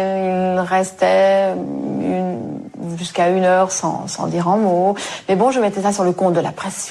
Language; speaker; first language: French; native; French